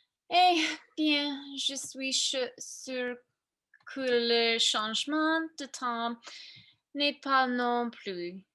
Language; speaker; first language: French; non-native, learner; English